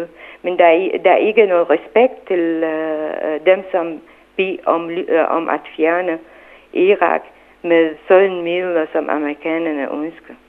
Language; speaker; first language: Danish; non-native, fluent; Arabic